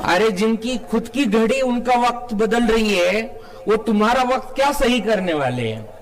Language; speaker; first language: Hindi; non-native, local second language; Marathi